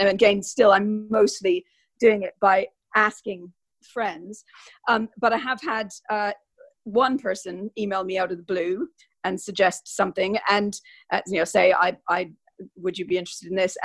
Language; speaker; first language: English; native; English